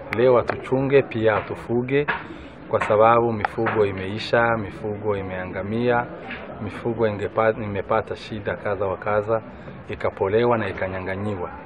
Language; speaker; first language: Swahili; non-native, local second language; Kinyarwanda